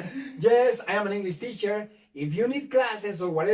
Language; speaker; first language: English; non-native, fluent; Spanish